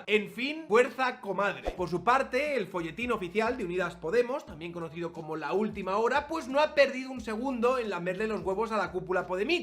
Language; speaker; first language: Spanish; native; Spanish